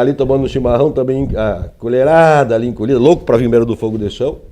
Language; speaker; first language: Portuguese; native; Portuguese